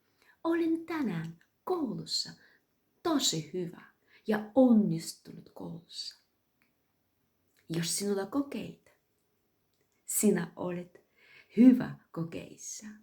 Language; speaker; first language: Finnish; non-native, fluent; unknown